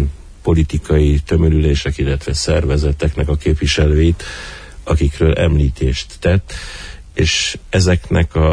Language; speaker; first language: Hungarian; native; Hungarian